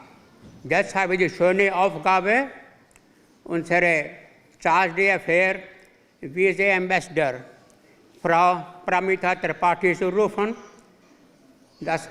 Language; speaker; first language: German; non-native, fluent; Punjabi